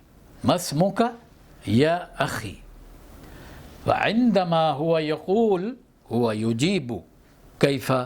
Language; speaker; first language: Arabic; non-native, fluent; Urdu